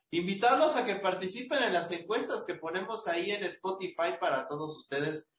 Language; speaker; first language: Spanish; native; Spanish